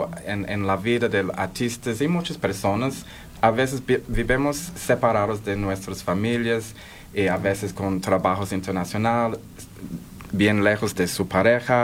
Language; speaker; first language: Spanish; non-native, learner; English